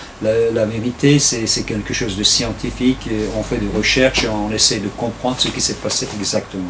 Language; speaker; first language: French; non-native, fluent; Turkish